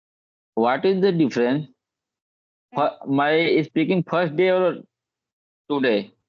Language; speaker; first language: English; non-native, learner; Hindi